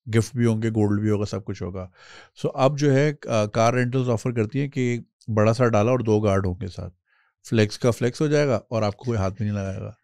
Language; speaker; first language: Urdu; native; Urdu